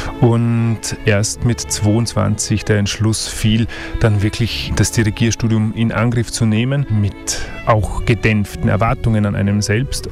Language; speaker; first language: German; native; German